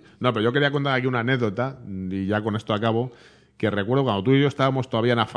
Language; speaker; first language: Spanish; native; Spanish